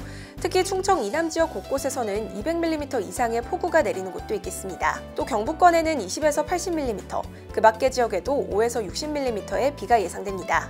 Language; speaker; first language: Korean; native; Korean